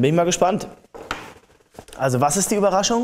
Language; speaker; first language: German; native; German